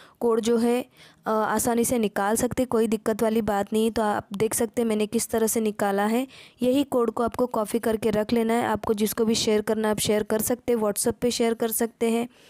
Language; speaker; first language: Hindi; non-native, local second language; Marathi